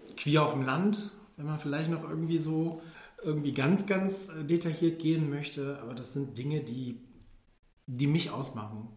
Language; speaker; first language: German; early bilingual, other home language; Filipino